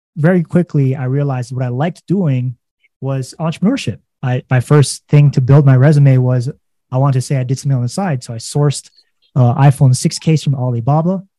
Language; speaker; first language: English; native; English